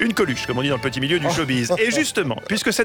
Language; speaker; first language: French; native; French